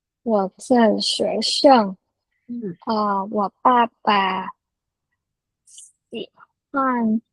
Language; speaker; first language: Chinese; non-native, learner; Vietnamese